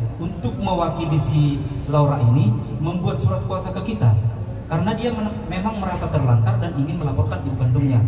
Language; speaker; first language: Indonesian; non-native, local second language; Batak Toba